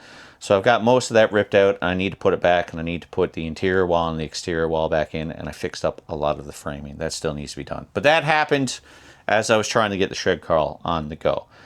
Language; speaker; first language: English; native; English